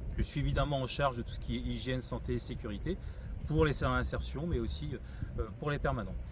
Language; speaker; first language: French; native; French